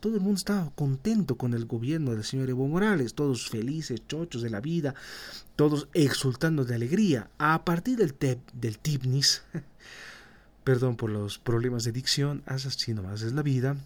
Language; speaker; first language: Spanish; native; Spanish